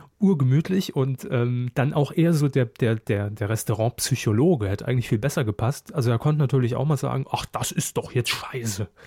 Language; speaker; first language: German; native; German